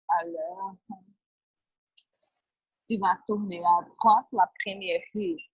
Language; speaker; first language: French; non-native, learner; Portuguese